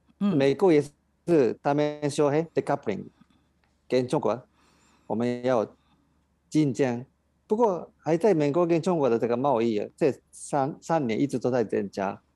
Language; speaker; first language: Chinese; non-native, fluent; Japanese